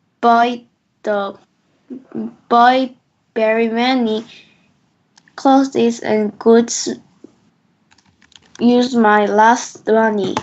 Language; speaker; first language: English; non-native, learner; Korean